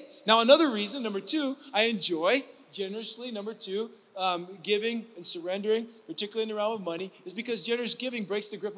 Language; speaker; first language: English; native; English